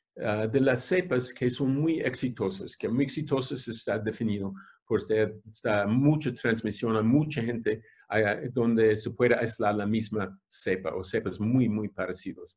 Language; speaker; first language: Spanish; non-native, fluent; English